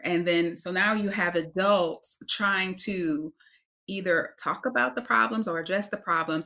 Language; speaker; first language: English; native; English